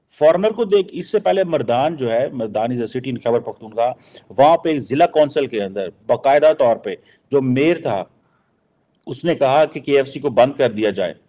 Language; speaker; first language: Urdu; non-native, local second language; Punjabi